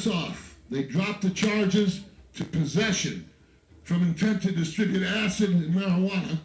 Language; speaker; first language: English; native; English